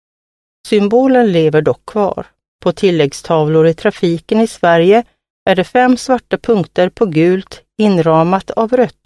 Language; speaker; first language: Swedish; native; Swedish